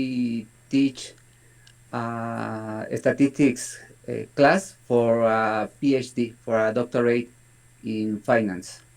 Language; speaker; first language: English; non-native, learner; Spanish